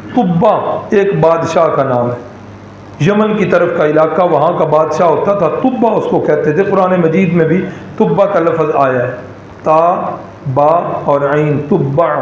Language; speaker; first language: Urdu; non-native, local second language; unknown